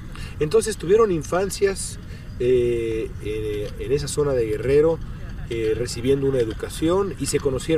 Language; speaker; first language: Spanish; native; Spanish